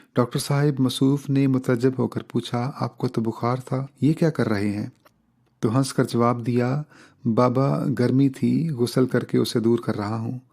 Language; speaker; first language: Urdu; native; Urdu